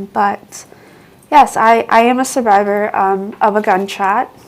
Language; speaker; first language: English; native; English